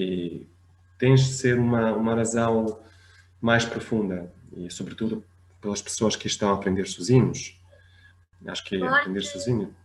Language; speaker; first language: Portuguese; non-native, fluent; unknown